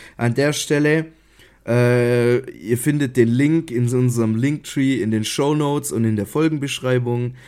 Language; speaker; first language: German; native; German